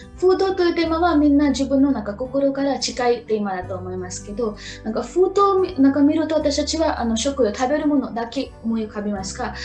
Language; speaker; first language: Japanese; non-native, fluent; Marathi